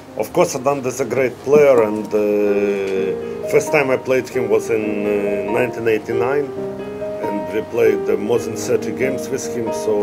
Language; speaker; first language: English; non-native, fluent; Russian